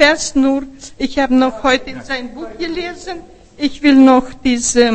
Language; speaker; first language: German; non-native, fluent; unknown